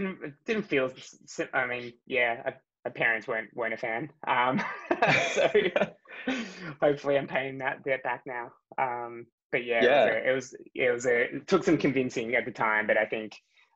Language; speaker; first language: English; native; English